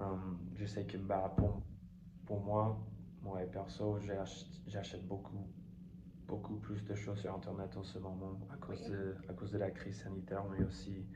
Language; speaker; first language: French; non-native, fluent; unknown